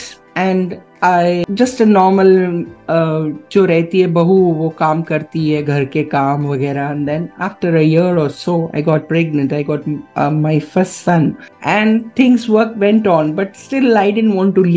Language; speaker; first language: English; non-native, local second language; Gujarati